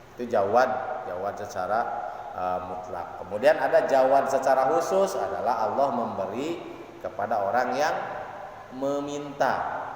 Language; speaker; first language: Indonesian; non-native, local second language; Sundanese